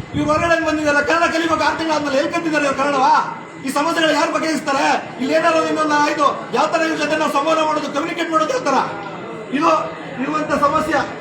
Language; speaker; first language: Kannada; native; Kannada